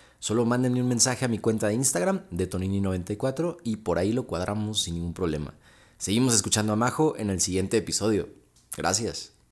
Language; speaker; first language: Spanish; native; Spanish